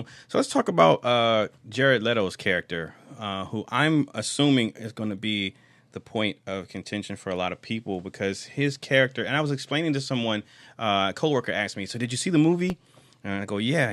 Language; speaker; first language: English; native; English